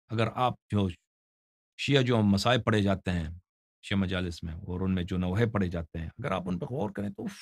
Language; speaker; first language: Urdu; non-native, fluent; Persian